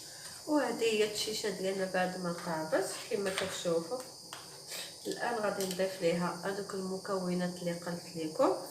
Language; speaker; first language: Arabic; native; Arabic